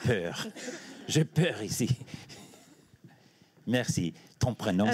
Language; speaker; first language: French; non-native, learner; Spanish